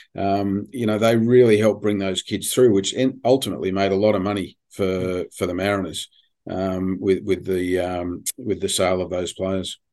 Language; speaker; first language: English; native; English